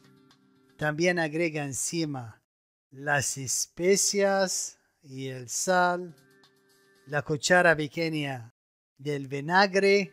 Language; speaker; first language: Spanish; non-native, fluent; Arabic